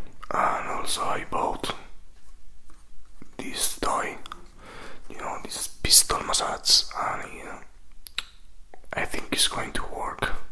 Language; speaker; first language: English; non-native, fluent; Spanish